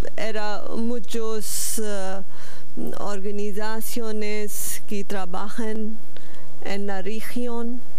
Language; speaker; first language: Spanish; non-native, learner; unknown